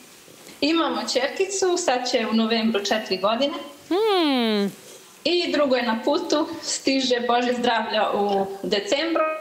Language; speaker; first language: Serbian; early bilingual, heritage; Serbian